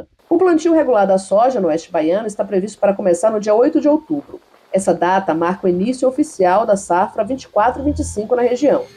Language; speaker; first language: Portuguese; native; Portuguese